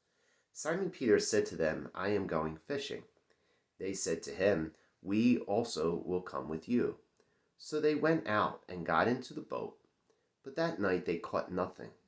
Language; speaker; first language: English; native; English